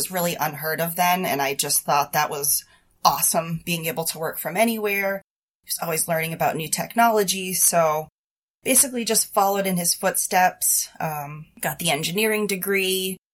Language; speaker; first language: English; native; English